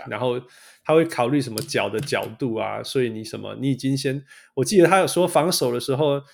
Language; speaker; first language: Chinese; native; Chinese